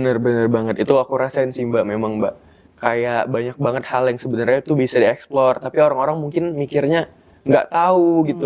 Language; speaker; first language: Indonesian; native; Indonesian